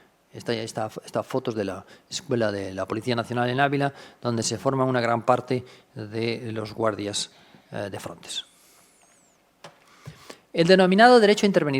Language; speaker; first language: Spanish; native; Spanish